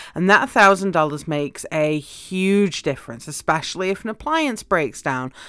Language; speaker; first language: English; native; English